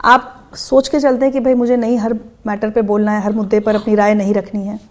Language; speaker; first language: Hindi; native; Hindi